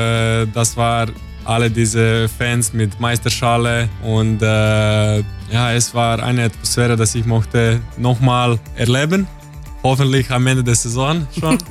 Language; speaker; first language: German; non-native, learner; Croatian